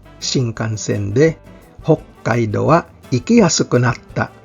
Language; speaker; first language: Japanese; non-native, fluent; Filipino